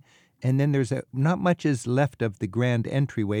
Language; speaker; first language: English; native; English